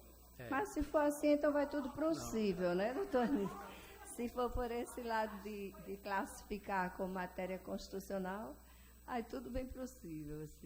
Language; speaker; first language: Portuguese; native; Portuguese